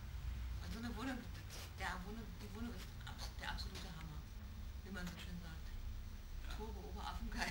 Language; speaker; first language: German; native; German